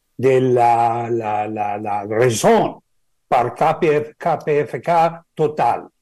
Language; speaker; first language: Spanish; non-native, learner; English